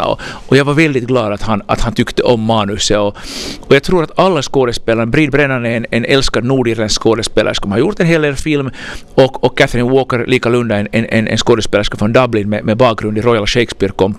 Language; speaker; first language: Swedish; native; Swedish